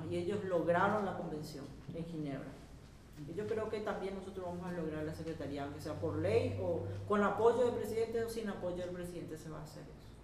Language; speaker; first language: Spanish; native; Spanish